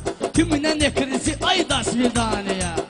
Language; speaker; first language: Russian; non-native, learner; Talysh